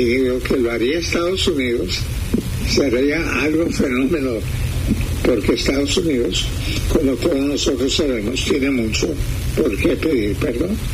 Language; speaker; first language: Spanish; early bilingual, heritage; Spanish